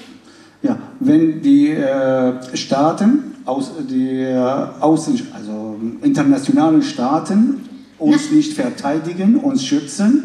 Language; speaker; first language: German; non-native, fluent; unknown